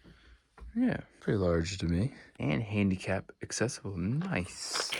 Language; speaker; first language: English; native; English